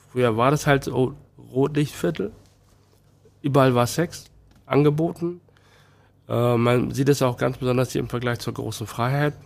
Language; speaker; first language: German; early bilingual, other home language; Chinese